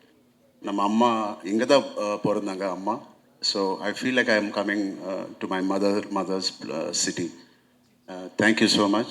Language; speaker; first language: Tamil; non-native, local second language; Telugu